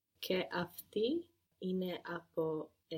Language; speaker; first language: Greek; non-native, learner; English